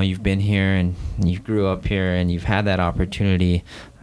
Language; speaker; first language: English; native; English